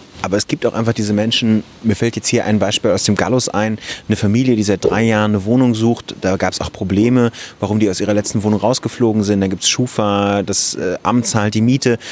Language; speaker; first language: German; native; German